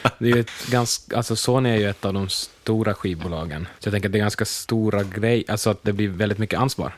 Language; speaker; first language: Swedish; native; Swedish